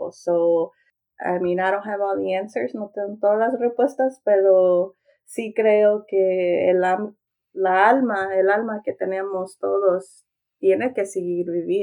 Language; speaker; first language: Spanish; early bilingual, heritage; Spanish